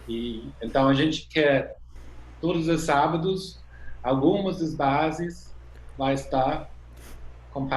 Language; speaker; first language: Portuguese; non-native, fluent; English